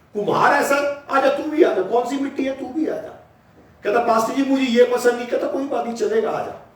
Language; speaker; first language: Hindi; non-native, local second language; Punjabi